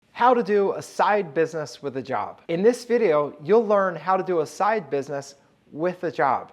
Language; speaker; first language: English; native; English